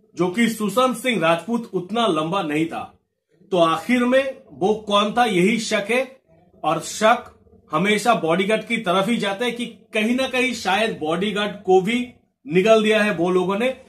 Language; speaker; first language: Hindi; non-native, local second language; Bangla